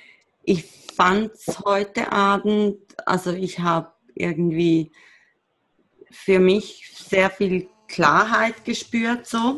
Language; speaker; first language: German; native; German